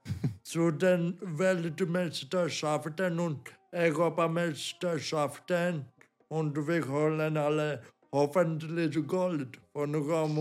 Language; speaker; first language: German; non-native, learner; Polish